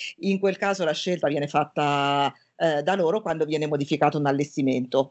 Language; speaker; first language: Italian; native; Italian